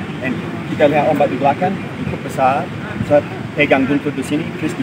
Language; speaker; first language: Indonesian; non-native, learner; English